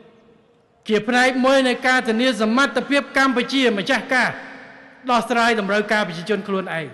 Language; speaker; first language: Khmer; native; Khmer